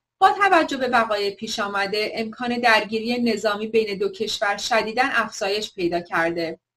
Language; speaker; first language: Persian; native; Persian